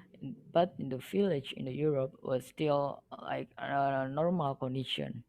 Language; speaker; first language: English; non-native, learner; Indonesian